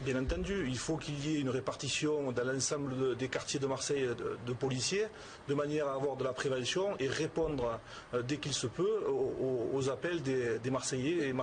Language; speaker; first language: French; native; French